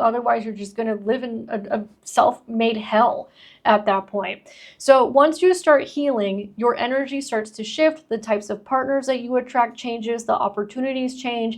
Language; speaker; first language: English; native; English